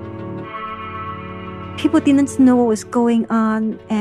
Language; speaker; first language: English; non-native, local second language; Cantonese